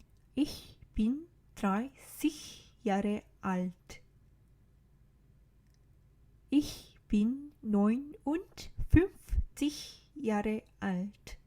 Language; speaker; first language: German; non-native, learner; Korean